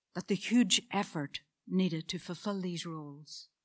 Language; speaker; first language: English; native; English